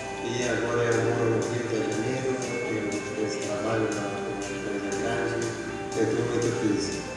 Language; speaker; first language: Portuguese; non-native, learner; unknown